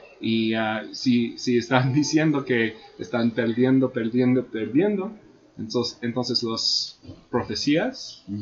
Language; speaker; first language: Spanish; non-native, fluent; English